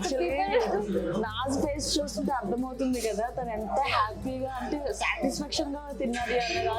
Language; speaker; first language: Telugu; native; Telugu